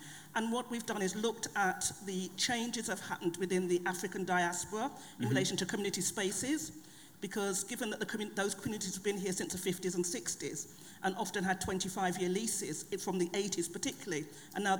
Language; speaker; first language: English; native; English